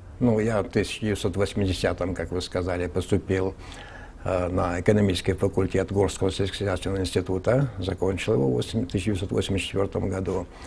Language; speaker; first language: Russian; non-native, local second language; Ingush